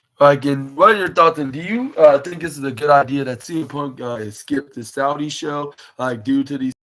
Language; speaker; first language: English; native; English